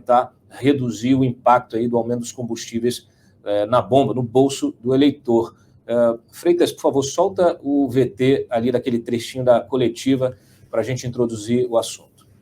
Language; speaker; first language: Portuguese; native; Portuguese